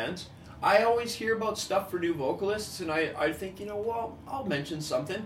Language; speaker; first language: English; native; English